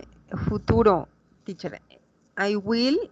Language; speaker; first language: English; non-native, learner; Spanish